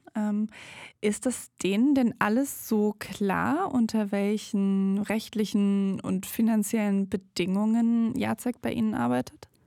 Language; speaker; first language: German; native; German